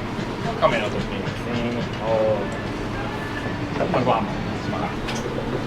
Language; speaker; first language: Japanese; native; Japanese